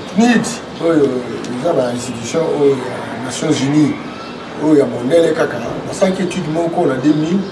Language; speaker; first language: Lingala; non-native, local second language; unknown